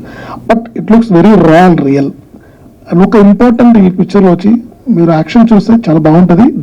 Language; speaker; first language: Telugu; non-native, learner; Tamil